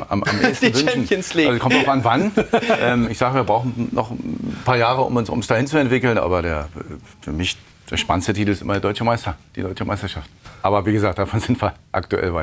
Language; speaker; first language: German; native; German